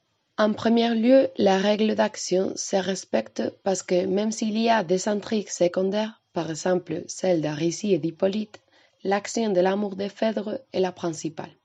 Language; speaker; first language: French; non-native, learner; Spanish